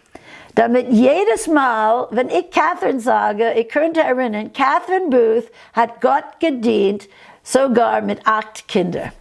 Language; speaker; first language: German; non-native, fluent; English